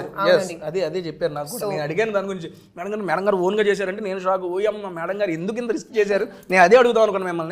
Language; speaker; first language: Telugu; native; Telugu